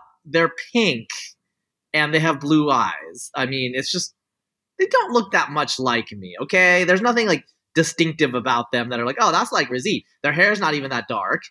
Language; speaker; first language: English; early bilingual, other home language; Bangla